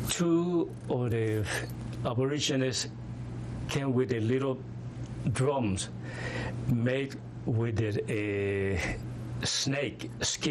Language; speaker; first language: English; non-native, fluent; Spanish